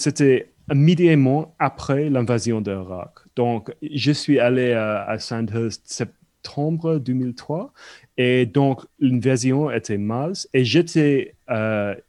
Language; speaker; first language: French; non-native, fluent; English